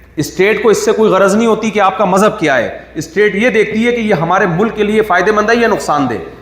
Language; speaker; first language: Urdu; native; Urdu